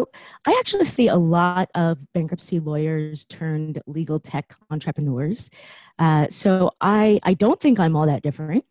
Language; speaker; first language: English; native; English